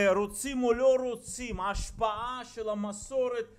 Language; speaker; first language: Hebrew; non-native, fluent; Russian